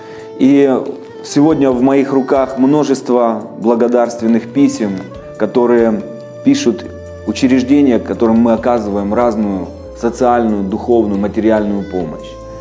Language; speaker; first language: Russian; native; Russian